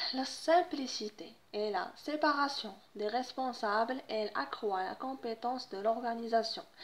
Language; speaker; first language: French; non-native, local second language; Arabic